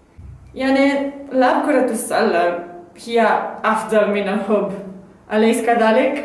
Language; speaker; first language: Arabic; non-native, learner; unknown